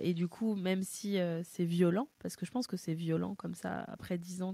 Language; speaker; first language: French; native; French